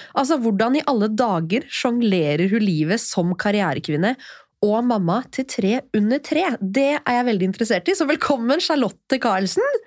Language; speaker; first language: Norwegian; native; Norwegian